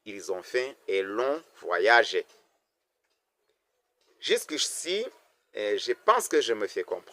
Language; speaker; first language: French; non-native, local second language; Kinyarwanda